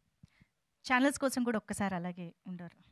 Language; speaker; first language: Telugu; native; Telugu